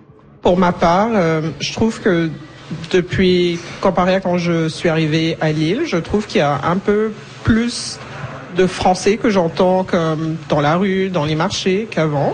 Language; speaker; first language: French; native; French